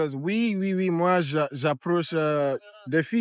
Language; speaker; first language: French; non-native, fluent; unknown